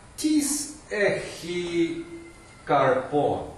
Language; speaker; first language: Greek; non-native, fluent; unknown